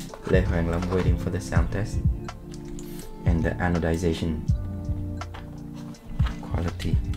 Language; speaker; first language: English; non-native, fluent; Vietnamese